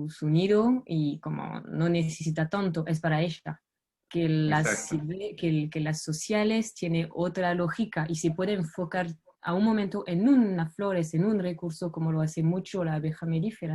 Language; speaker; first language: Spanish; non-native, fluent; French